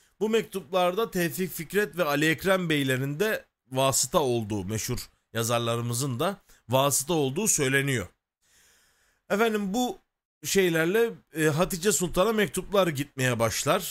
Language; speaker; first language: Turkish; native; Turkish